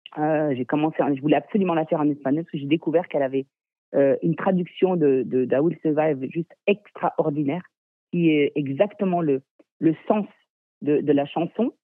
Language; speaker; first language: French; native; French